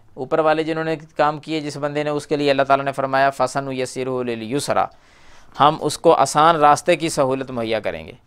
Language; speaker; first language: Urdu; non-native, local second language; Punjabi